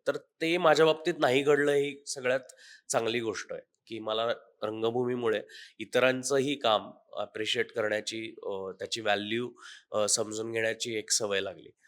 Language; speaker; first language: Marathi; native; Marathi